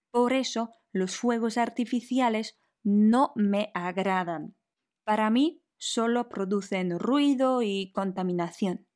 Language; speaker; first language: Spanish; non-native, fluent; Polish